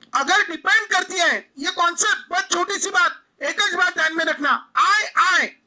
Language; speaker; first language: Hindi; non-native, local second language; Marathi